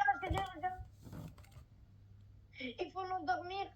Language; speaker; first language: French; native; French